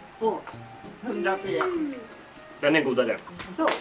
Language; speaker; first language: Swedish; non-native, learner; Japanese